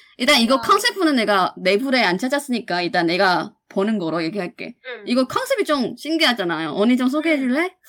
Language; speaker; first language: Korean; non-native, fluent; Chinese